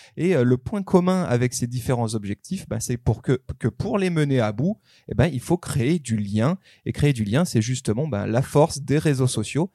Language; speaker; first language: French; native; French